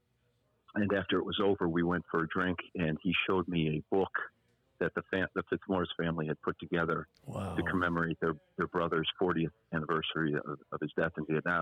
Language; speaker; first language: English; native; English